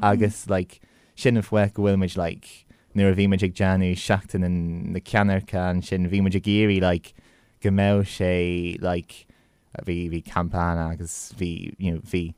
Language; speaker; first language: Irish; non-native, local second language; English